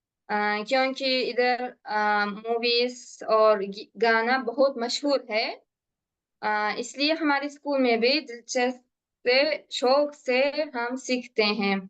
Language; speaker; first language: Hindi; non-native, learner; Uzbek